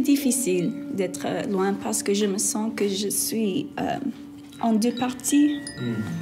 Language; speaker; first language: French; non-native, learner; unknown